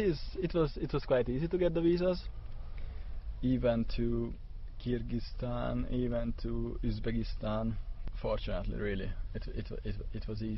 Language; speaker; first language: English; non-native, learner; Hungarian